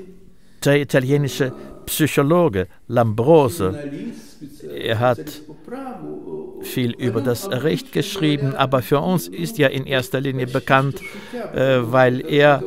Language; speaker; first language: German; non-native, fluent; Russian